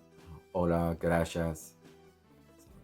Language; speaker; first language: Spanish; non-native, learner; English